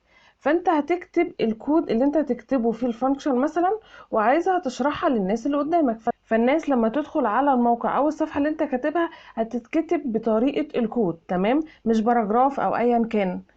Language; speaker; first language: Arabic; native; Arabic